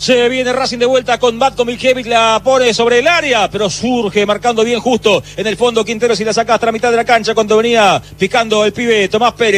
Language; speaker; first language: Spanish; native; Spanish